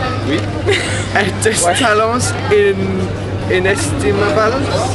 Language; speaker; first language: French; non-native, learner; English